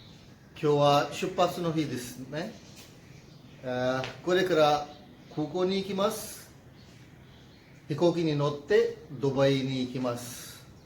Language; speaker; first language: Japanese; non-native, fluent; Urdu